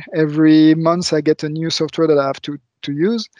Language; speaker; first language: English; non-native, fluent; French